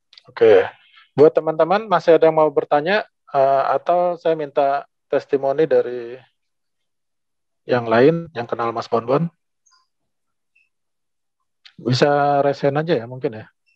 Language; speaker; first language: Indonesian; native; Indonesian